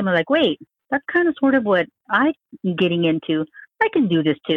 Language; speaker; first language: English; native; English